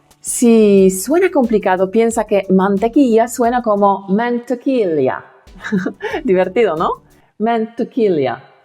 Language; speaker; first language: Spanish; non-native, fluent; Polish